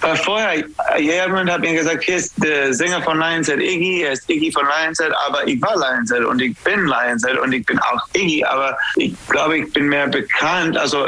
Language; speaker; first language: German; non-native, learner; English